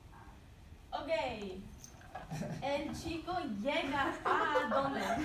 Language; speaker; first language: Spanish; non-native, fluent; English